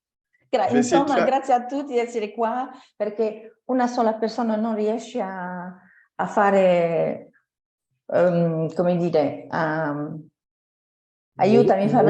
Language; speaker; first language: Italian; non-native, fluent; French